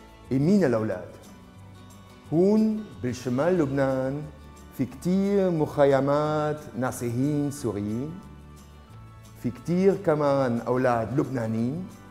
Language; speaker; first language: Arabic; non-native, learner; German